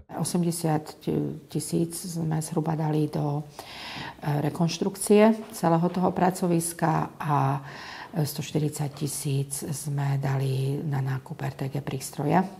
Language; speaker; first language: Slovak; native; Slovak